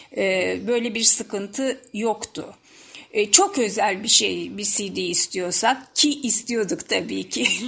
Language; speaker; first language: Turkish; native; Turkish